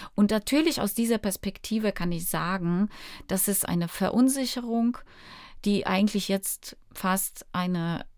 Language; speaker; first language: German; early bilingual, other home language; Polish